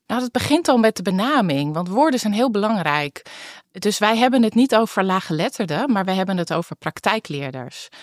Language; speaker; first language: Dutch; native; Dutch